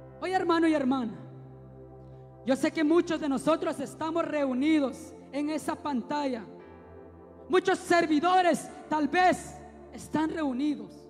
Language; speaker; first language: Spanish; native; Spanish